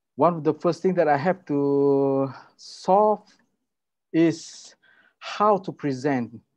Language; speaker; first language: English; non-native, local second language; Malay